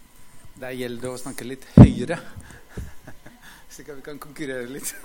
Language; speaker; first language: Norwegian; non-native, fluent; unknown